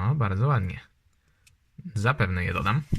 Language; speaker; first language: Polish; native; Polish